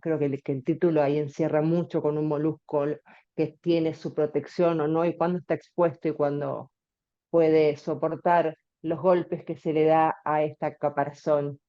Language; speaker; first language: Spanish; native; Spanish